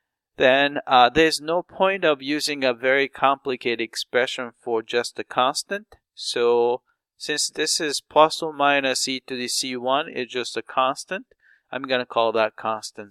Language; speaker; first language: English; non-native, fluent; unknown